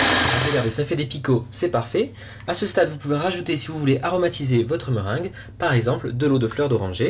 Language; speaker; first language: French; native; French